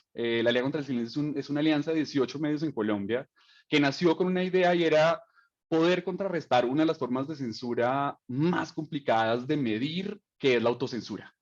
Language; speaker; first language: Spanish; native; Spanish